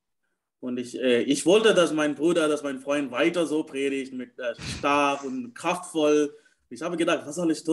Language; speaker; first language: German; non-native, fluent; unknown